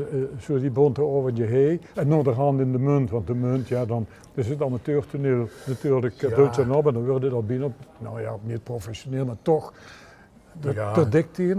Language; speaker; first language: Dutch; native; Dutch